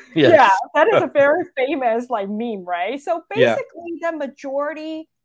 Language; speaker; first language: English; non-native, local second language; Cantonese